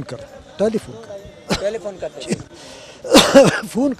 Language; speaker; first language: Hindi; non-native, local second language; Baluchi